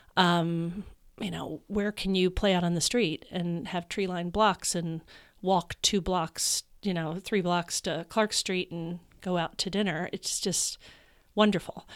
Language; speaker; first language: English; native; English